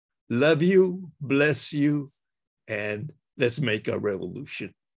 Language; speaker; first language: English; early bilingual, other home language; Spanish